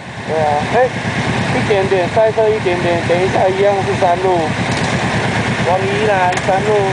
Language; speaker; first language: Chinese; non-native, fluent; English